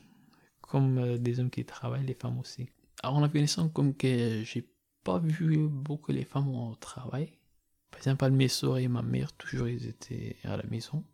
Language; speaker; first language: French; non-native, learner; Persian